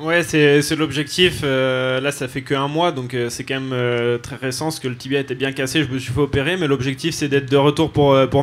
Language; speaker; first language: French; native; French